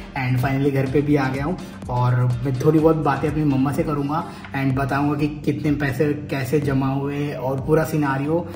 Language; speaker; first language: Hindi; native; Hindi